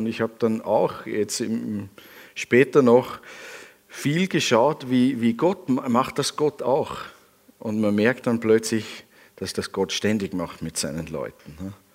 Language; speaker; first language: German; native; German